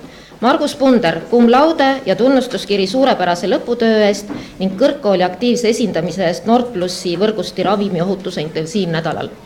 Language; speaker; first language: Estonian; native; Estonian